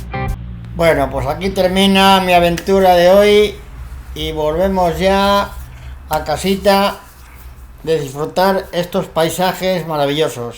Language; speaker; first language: Spanish; native; Spanish